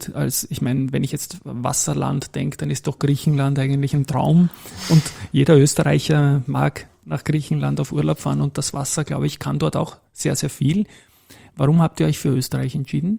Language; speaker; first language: German; native; German